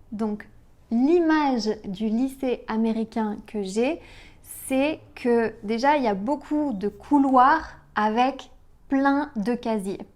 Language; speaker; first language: French; native; French